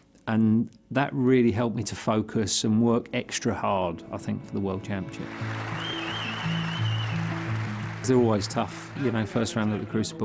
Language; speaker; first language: English; native; English